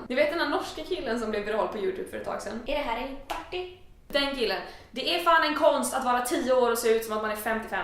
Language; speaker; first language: Swedish; native; Swedish